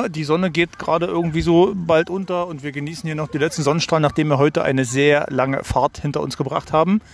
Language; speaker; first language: German; native; German